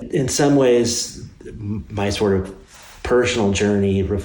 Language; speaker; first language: English; native; English